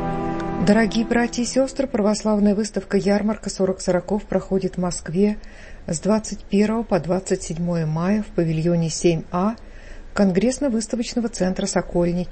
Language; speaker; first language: Russian; native; Russian